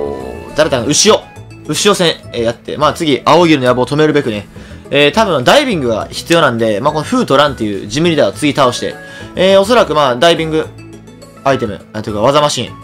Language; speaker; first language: Japanese; native; Japanese